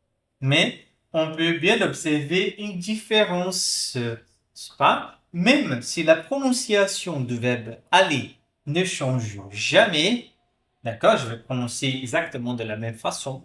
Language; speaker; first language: French; non-native, fluent; Portuguese